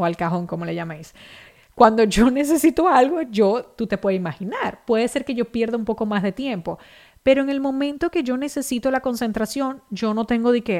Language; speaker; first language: Spanish; native; Spanish